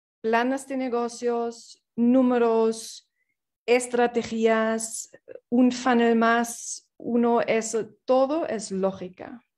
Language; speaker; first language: Spanish; non-native, fluent; English